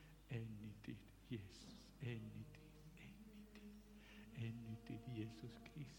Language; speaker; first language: Swedish; non-native, fluent; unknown